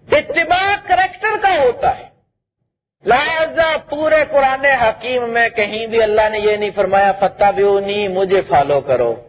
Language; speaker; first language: Urdu; non-native, local second language; Punjabi